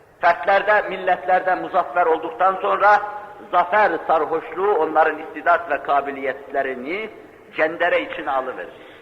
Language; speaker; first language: Turkish; native; Turkish